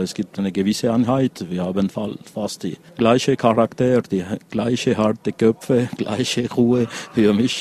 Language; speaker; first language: German; non-native, local second language; French